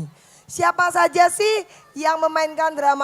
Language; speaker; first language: Indonesian; native; Indonesian